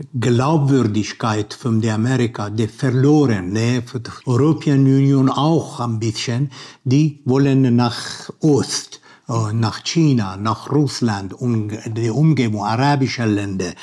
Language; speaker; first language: German; non-native, learner; Persian